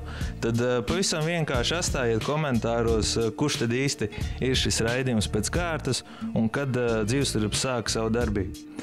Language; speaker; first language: Latvian; native; Latvian